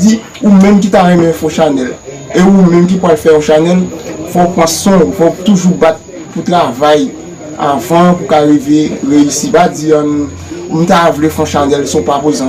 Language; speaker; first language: French; non-native, learner; Haitian Creole